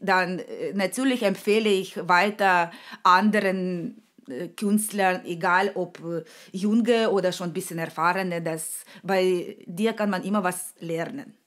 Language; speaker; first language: German; non-native, learner; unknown